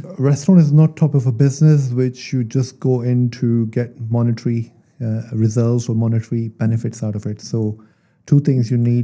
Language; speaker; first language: English; non-native, local second language; Urdu